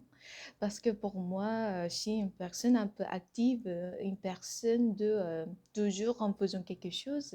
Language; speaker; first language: French; non-native, fluent; Korean